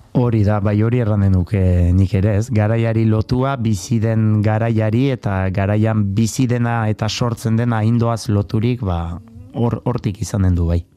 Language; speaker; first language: Basque; non-native, local second language; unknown